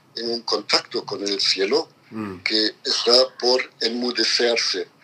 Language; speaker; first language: Spanish; non-native, fluent; German